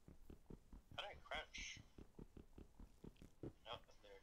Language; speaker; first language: English; native; English